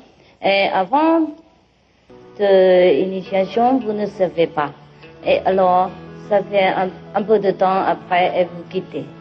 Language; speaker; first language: French; non-native, learner; Vietnamese